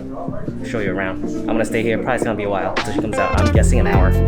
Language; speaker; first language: English; native; English